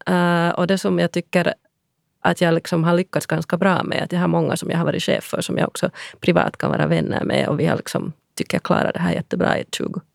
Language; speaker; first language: Swedish; native; Swedish